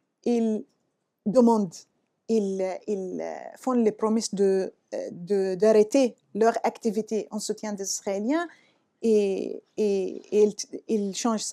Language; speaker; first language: French; non-native, fluent; Arabic